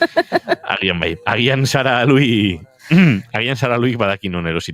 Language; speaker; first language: Basque; native; Basque